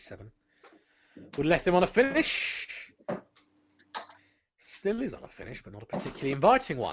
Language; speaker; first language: English; native; English